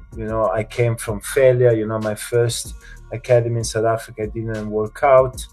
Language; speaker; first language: English; non-native, fluent; Italian